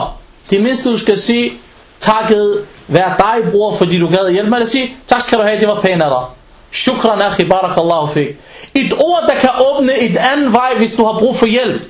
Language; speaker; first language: Danish; non-native, local second language; Arabic